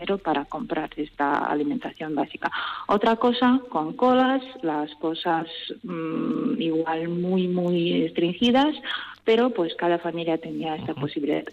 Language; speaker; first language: Spanish; non-native, fluent; Russian